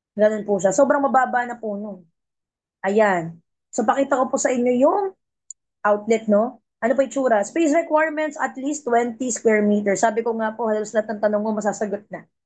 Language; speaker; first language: Filipino; non-native, local second language; Cebuano